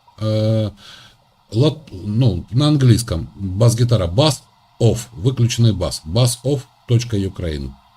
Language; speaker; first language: Russian; native; Russian